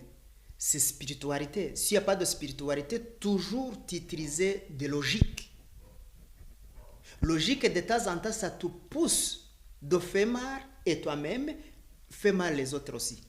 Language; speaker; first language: French; non-native, learner; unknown